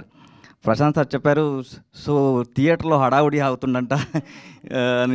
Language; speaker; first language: Telugu; non-native, learner; Kannada